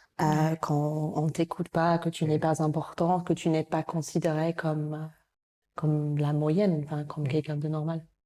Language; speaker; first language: French; non-native, fluent; English